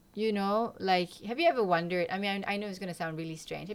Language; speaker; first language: English; non-native, local second language; Malay